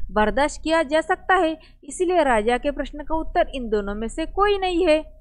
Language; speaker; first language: Hindi; non-native, local second language; Marathi